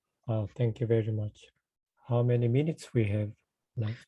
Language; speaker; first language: English; non-native, fluent; Korean